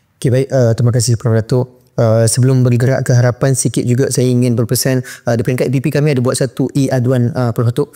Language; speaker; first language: Malay; native; Malay